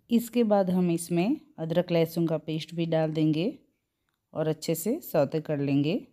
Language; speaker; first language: Hindi; non-native, local second language; Gujarati